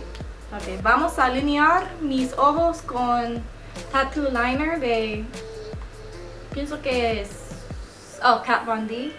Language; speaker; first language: Spanish; non-native, learner; English